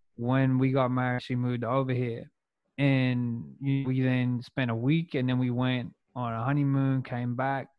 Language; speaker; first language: English; non-native, local second language; Punjabi